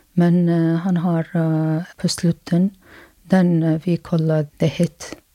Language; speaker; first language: Norwegian; non-native, learner; Arabic